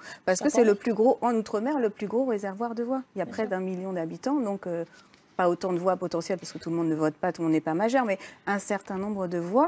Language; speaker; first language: French; native; French